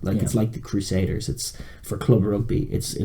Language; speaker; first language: English; native; English